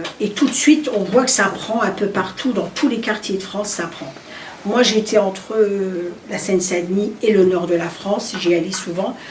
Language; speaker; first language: French; early bilingual, other home language; Arabic